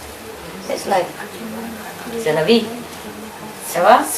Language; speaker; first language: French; non-native, learner; Vietnamese